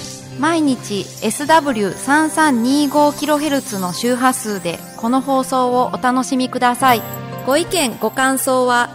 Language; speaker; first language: Japanese; non-native, fluent; Indonesian